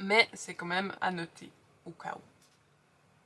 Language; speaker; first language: French; native; French